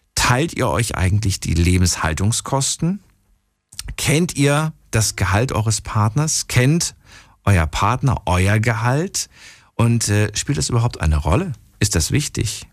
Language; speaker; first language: German; non-native, fluent; Slovak